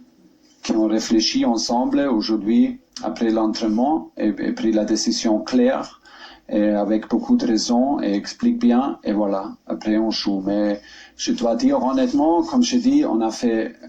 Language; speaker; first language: French; non-native, learner; German